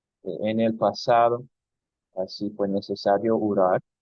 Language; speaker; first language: Spanish; non-native, fluent; English